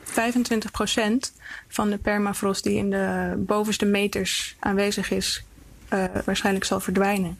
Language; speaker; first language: Dutch; early bilingual, other home language; Icelandic